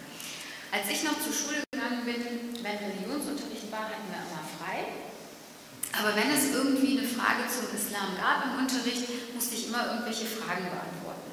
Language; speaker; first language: German; early bilingual, other home language; Turkish